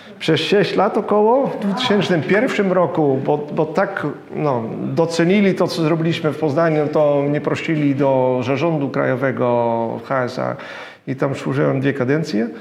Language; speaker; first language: Polish; non-native, fluent; Dutch